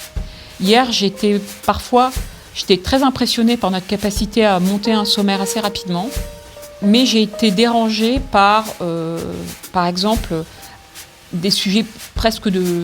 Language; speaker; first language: French; native; French